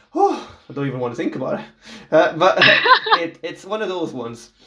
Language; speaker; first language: English; non-native, fluent; Portuguese